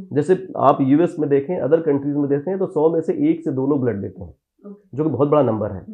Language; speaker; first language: Hindi; native; Hindi